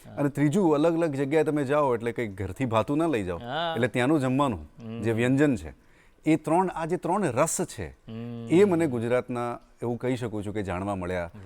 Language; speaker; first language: Gujarati; non-native, local second language; Marwari